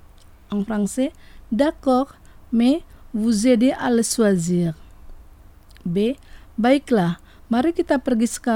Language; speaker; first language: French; non-native, fluent; Indonesian